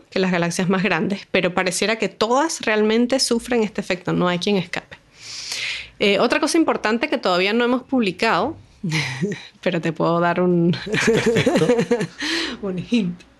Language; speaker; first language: Spanish; native; Spanish